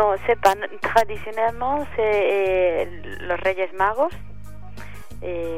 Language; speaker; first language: French; non-native, learner; Spanish